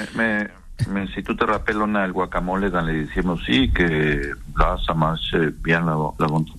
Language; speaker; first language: French; non-native, learner; Spanish